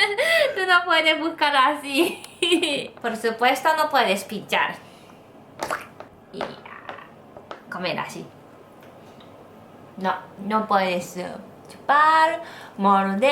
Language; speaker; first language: Spanish; non-native, learner; Japanese